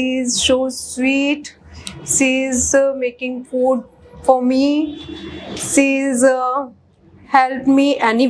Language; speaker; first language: English; non-native, learner; Hindi